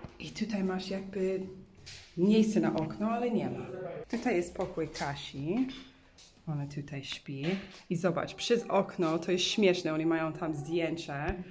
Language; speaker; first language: Polish; non-native, learner; English